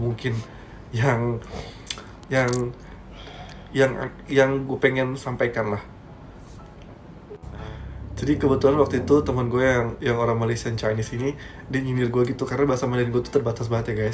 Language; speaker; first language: Indonesian; native; Indonesian